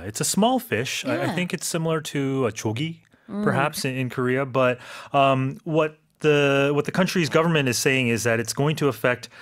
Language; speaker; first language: English; native; English